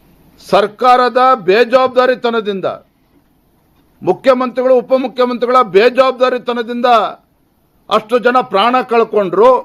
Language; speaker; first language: Kannada; native; Kannada